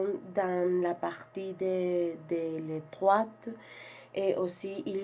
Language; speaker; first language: French; non-native, learner; Spanish